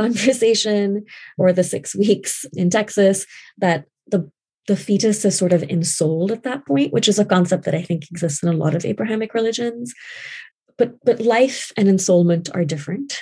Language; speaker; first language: English; non-native, local second language; Urdu